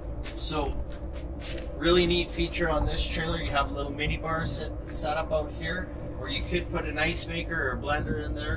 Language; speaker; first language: English; native; English